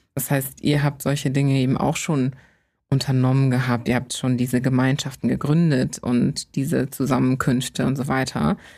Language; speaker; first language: German; native; German